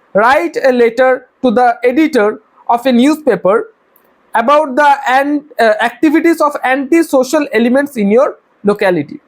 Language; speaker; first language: English; non-native, local second language; Bangla